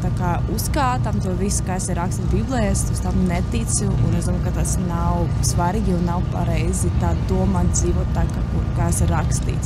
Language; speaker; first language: Latvian; non-native, local second language; Russian